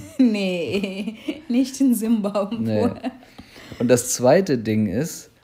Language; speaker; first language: German; native; German